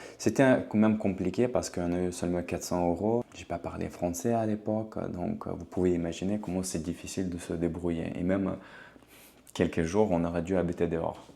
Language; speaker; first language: French; non-native, fluent; Ukrainian